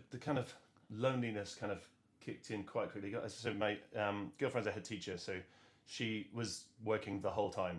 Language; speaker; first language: English; native; English